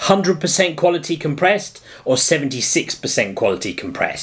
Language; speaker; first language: English; native; English